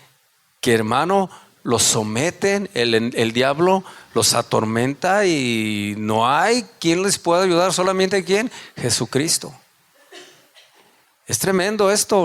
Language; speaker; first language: Spanish; native; Spanish